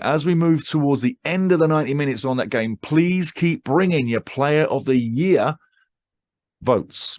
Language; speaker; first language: English; native; English